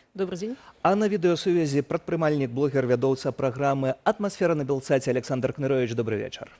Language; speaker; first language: Belarusian; native; Belarusian